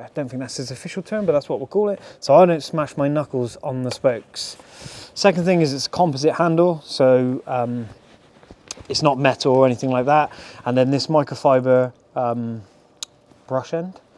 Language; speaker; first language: English; native; English